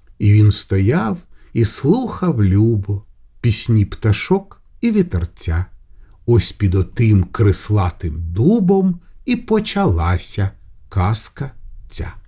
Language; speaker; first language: Ukrainian; non-native, local second language; Russian